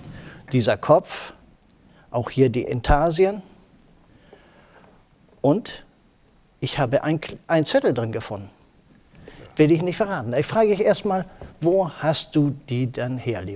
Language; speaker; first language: German; native; German